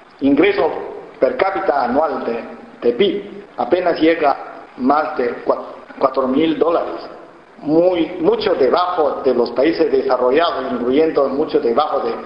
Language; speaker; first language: Spanish; non-native, fluent; Chinese